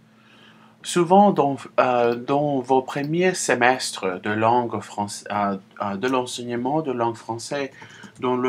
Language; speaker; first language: French; non-native, fluent; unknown